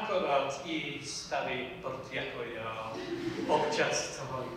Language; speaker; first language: Czech; non-native, fluent; English